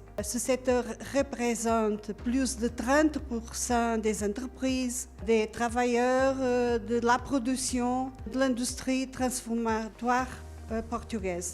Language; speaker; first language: French; non-native, learner; Portuguese